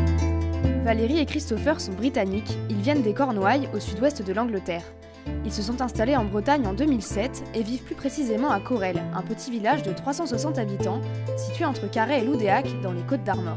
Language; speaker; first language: French; native; French